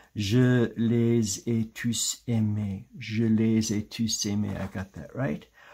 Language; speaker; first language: French; non-native, fluent; English